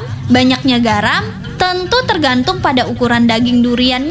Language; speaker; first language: Indonesian; native; Indonesian